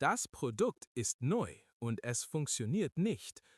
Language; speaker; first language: German; non-native, learner; English